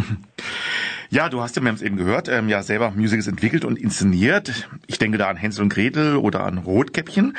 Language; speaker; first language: German; native; German